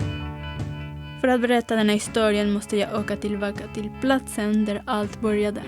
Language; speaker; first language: Swedish; non-native, fluent; Spanish